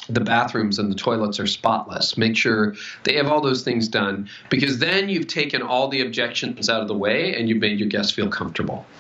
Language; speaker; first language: English; native; English